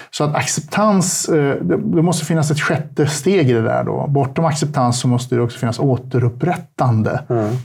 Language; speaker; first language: Swedish; early bilingual, other home language; Turkish